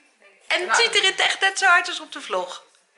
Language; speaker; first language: Dutch; native; Dutch